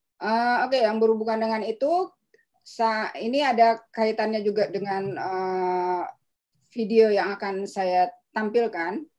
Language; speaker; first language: Indonesian; native; Indonesian